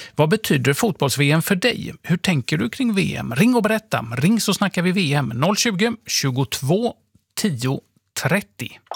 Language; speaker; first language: Swedish; native; Swedish